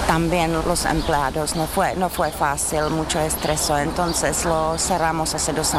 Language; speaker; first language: Spanish; non-native, learner; Czech